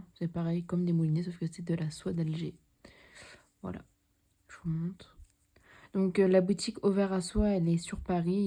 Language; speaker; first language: French; native; French